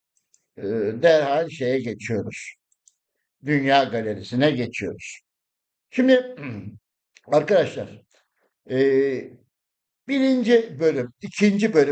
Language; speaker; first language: Turkish; native; Turkish